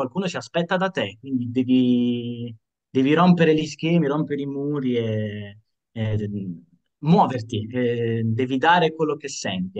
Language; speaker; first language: Italian; native; Italian